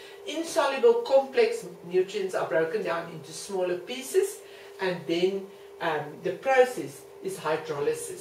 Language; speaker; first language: English; non-native, local second language; Afrikaans